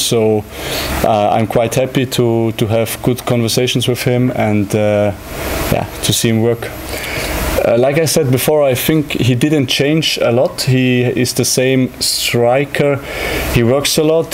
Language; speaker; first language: English; non-native, fluent; German